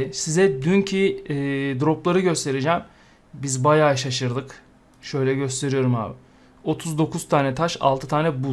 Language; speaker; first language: Turkish; native; Turkish